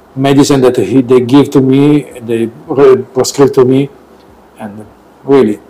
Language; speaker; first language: English; non-native, learner; Italian